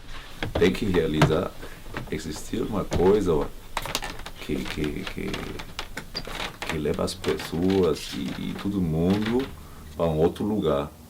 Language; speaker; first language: Portuguese; non-native, learner; German